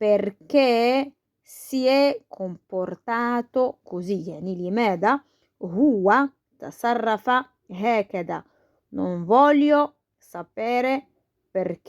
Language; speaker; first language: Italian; non-native, fluent; Arabic